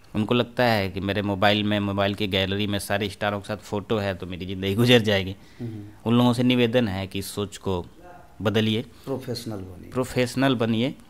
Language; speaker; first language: Hindi; native; Hindi